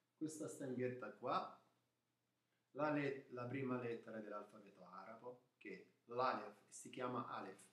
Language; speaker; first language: Italian; non-native, fluent; Arabic